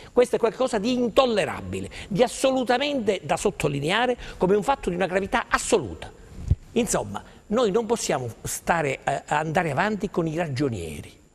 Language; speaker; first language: Italian; native; Italian